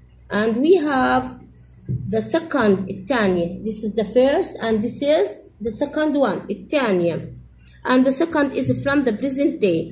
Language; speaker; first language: English; non-native, fluent; Arabic